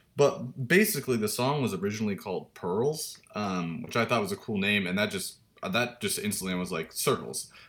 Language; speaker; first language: English; native; English